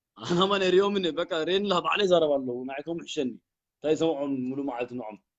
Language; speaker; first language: Tigrinya; early bilingual, heritage; Tigrinya